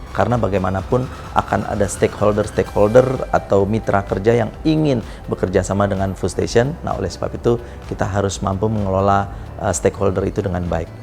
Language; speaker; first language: Indonesian; native; Indonesian